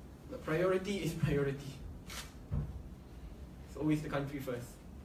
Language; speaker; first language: English; non-native, local second language; Malay